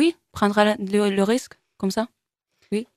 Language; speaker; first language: French; non-native, learner; Spanish